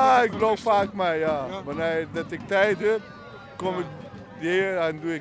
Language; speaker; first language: Dutch; non-native, learner; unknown